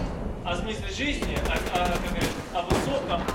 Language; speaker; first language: Russian; native; Russian